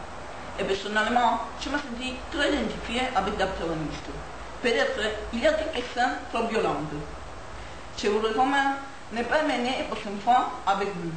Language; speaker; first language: French; non-native, learner; Spanish